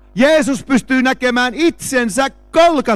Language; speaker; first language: Finnish; native; Finnish